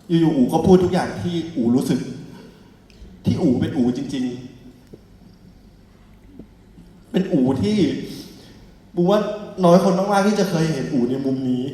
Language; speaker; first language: Thai; native; Thai